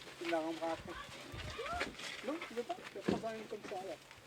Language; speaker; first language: French; native; French